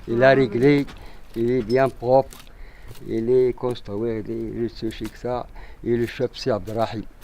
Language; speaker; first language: French; non-native, learner; Arabic